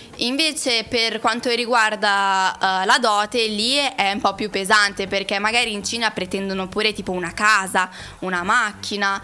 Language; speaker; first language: Italian; early bilingual, other home language; Chinese